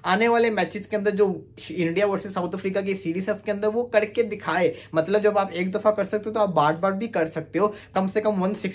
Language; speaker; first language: Urdu; native; Urdu